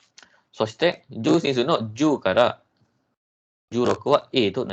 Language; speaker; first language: Japanese; non-native, fluent; Malay